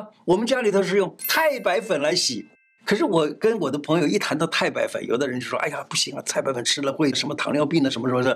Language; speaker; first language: Chinese; native; Chinese